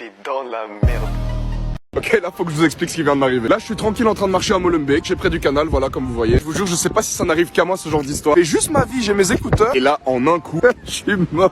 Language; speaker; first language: French; native; French